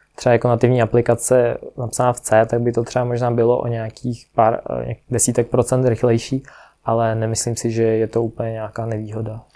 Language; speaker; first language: Czech; non-native, fluent; Ukrainian